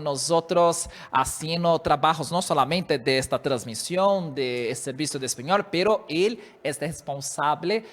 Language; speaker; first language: Spanish; non-native, learner; Portuguese